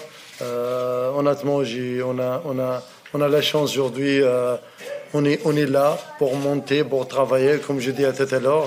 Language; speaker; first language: French; non-native, fluent; Arabic